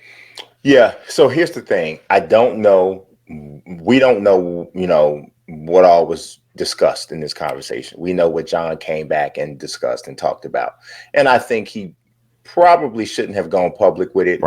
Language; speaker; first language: English; native; English